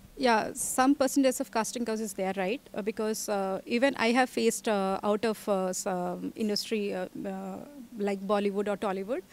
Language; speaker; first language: English; non-native, local second language; Odia